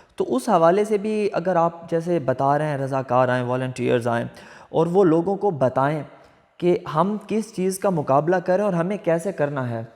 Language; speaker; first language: Urdu; non-native, local second language; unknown